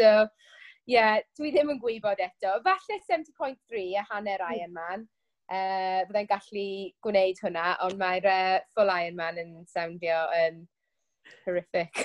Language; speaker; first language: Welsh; non-native, local second language; English